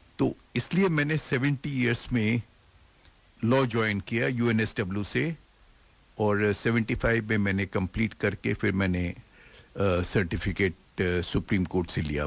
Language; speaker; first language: Hindi; native; Hindi